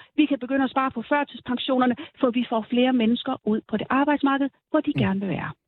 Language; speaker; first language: Danish; native; Danish